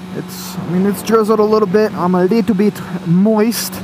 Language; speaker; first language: English; native; English